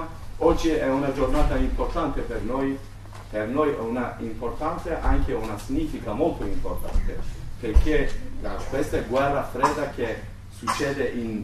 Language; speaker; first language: Italian; non-native, learner; Turkish